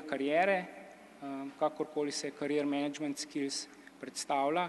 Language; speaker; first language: Slovenian; native; Slovenian